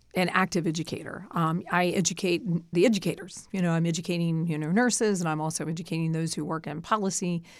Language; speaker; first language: English; native; English